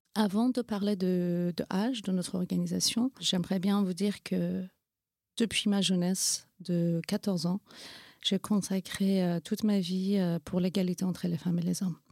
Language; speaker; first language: French; non-native, fluent; Kurdish